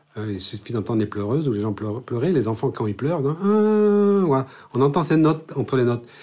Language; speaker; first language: French; non-native, local second language; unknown